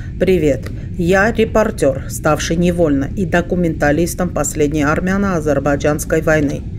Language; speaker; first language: Russian; non-native, fluent; Armenian